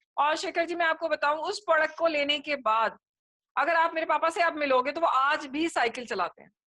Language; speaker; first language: Hindi; native; Hindi